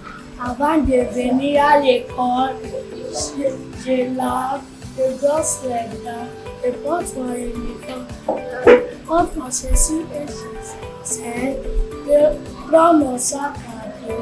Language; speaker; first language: French; non-native, learner; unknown